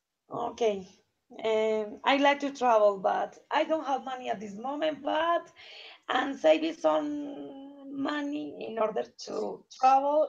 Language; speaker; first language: English; non-native, learner; Spanish